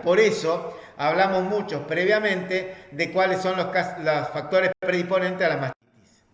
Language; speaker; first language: Spanish; native; Spanish